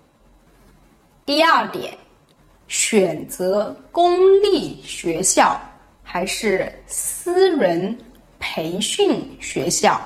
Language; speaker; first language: Chinese; native; Chinese